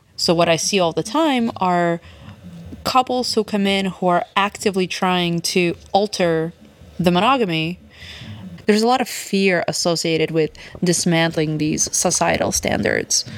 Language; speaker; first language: English; early bilingual, other home language; Russian